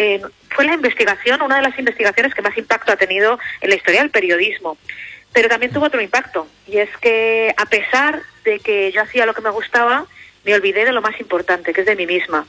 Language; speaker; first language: Spanish; native; Spanish